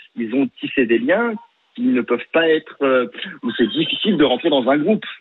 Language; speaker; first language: French; native; French